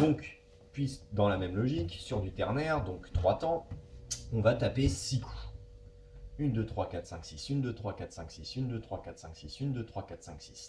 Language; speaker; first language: French; native; French